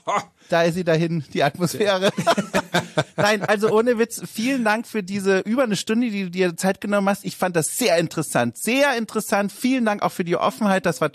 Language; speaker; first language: German; native; German